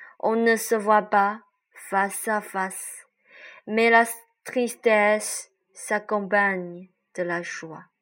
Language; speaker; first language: French; non-native, learner; Chinese